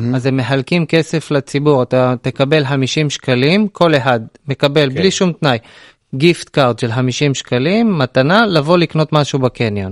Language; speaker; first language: Hebrew; native; Hebrew